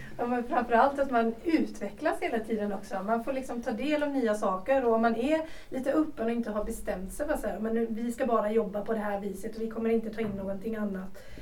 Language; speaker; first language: Swedish; native; Swedish